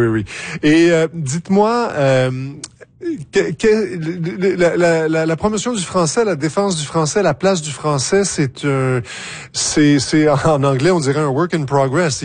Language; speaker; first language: French; native; French